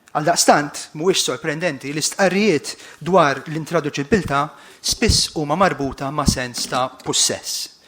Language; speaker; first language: Maltese; native; Maltese